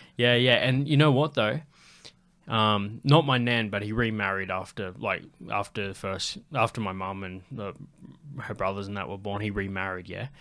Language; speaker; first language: English; native; English